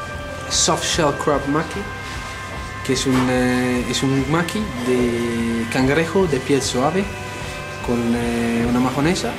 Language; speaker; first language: Spanish; non-native, fluent; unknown